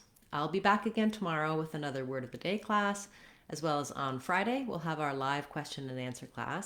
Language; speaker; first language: English; native; English